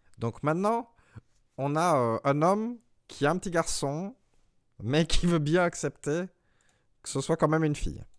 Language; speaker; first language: French; native; French